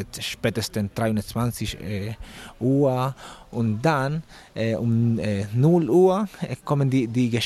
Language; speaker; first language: German; non-native, learner; Spanish